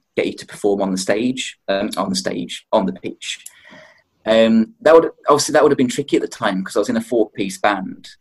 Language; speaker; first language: English; native; English